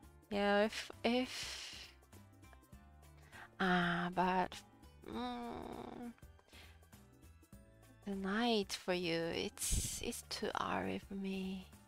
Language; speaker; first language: English; non-native, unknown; Japanese